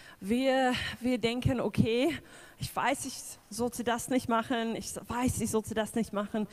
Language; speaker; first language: German; non-native, fluent; English